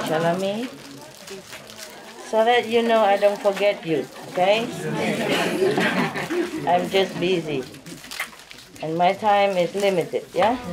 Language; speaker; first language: English; non-native, fluent; Vietnamese